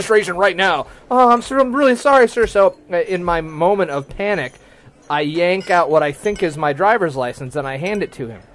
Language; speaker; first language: English; native; English